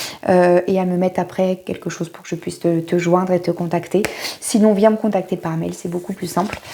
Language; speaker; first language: French; native; French